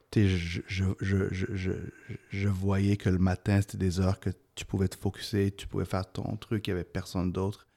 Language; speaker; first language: French; early bilingual, other home language; Arabic